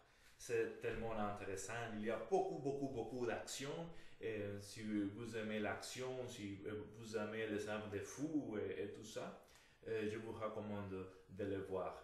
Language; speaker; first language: French; non-native, fluent; Spanish